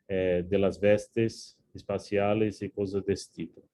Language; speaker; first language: Spanish; non-native, learner; Portuguese